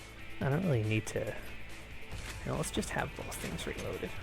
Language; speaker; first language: English; native; English